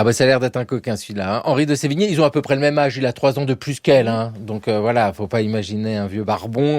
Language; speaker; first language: French; native; French